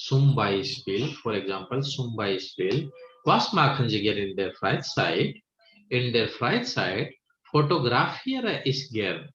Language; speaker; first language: German; non-native, fluent; Hindi